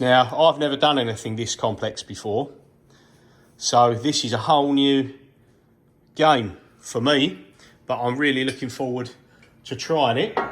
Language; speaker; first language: English; native; English